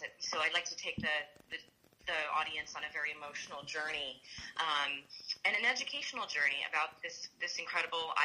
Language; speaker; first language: English; native; English